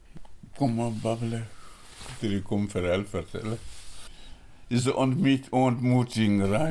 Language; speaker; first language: Dutch; non-native, learner; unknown